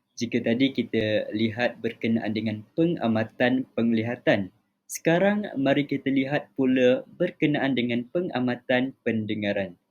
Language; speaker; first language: Malay; native; Malay